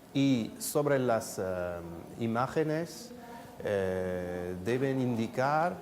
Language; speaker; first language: Spanish; non-native, fluent; French